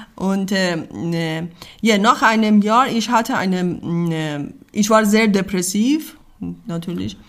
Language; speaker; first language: German; non-native, learner; Persian